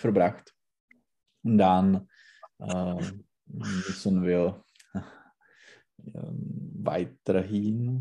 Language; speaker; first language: German; non-native, learner; Czech